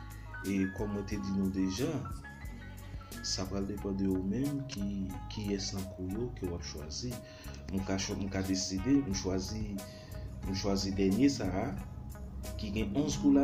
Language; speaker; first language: French; non-native, learner; Haitian Creole